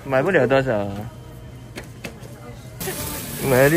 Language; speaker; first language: Chinese; non-native, local second language; Cantonese